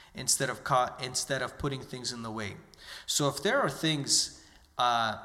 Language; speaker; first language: English; native; English